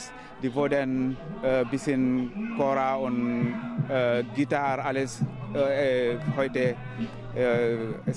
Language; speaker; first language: German; non-native, learner; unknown